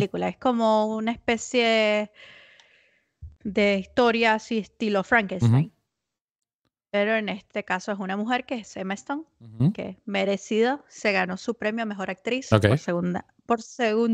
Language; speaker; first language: Spanish; native; Spanish